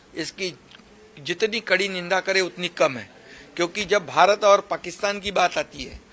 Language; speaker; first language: Hindi; non-native, local second language; Marathi